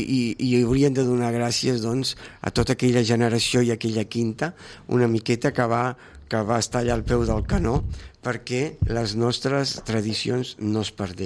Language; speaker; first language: Catalan; native; Catalan